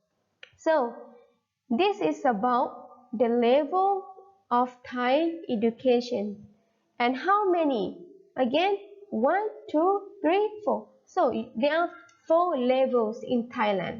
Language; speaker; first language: English; non-native, fluent; Thai